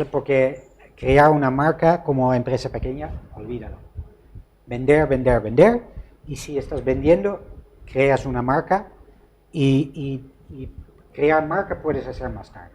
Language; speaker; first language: Spanish; non-native, fluent; Dutch